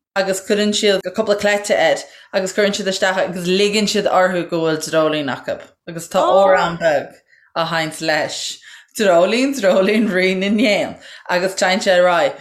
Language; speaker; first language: Irish; native; Irish